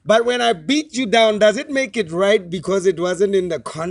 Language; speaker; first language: English; non-native, local second language; Tswana